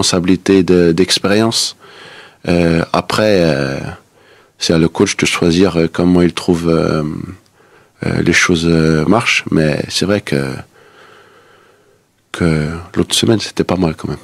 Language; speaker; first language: French; non-native, fluent; Danish